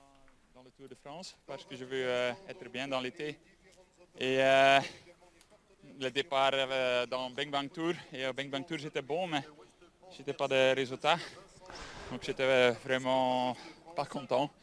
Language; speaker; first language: French; non-native, fluent; Dutch